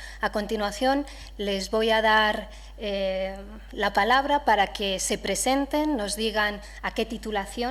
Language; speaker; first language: Spanish; native; Spanish